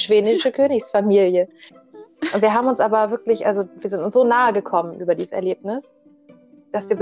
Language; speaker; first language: German; native; German